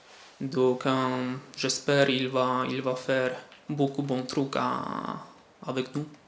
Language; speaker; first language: French; non-native, fluent; Polish